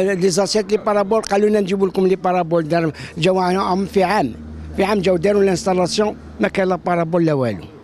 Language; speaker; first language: Arabic; native; Arabic